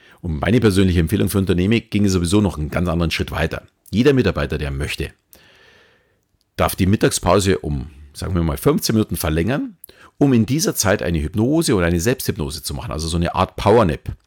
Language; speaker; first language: German; native; German